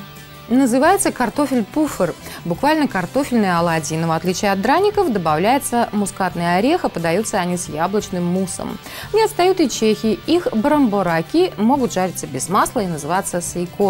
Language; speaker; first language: Russian; native; Russian